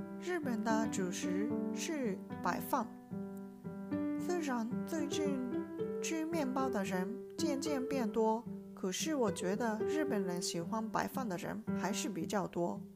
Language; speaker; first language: Chinese; non-native, learner; Japanese